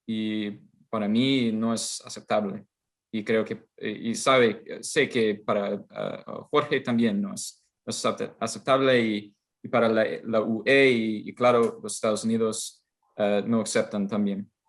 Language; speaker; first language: Spanish; non-native, fluent; English